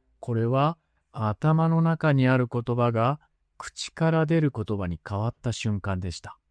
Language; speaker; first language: Japanese; native; Japanese